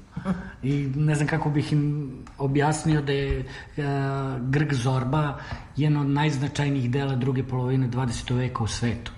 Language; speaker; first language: Serbian; native; Serbian